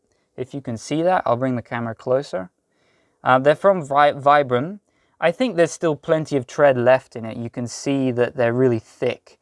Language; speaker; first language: English; native; English